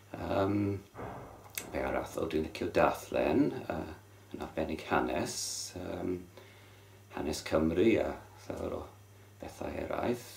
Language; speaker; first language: Welsh; non-native, local second language; English